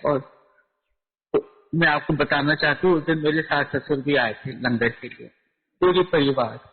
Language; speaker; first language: Hindi; native; Hindi